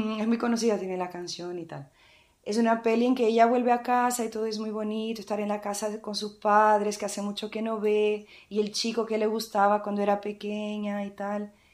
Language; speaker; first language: Spanish; early bilingual, heritage; Spanish